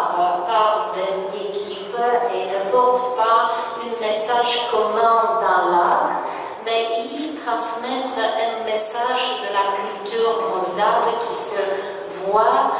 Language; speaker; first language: French; non-native, learner; Romanian